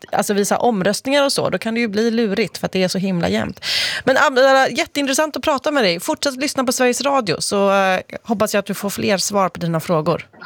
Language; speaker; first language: Swedish; native; Swedish